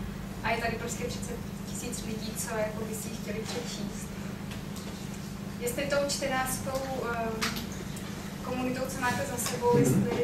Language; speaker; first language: Czech; native; Czech